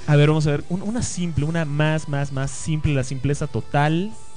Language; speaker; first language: Spanish; native; Spanish